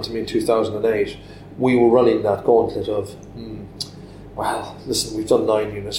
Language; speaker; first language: English; native; English